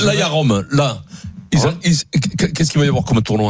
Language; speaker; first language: French; native; French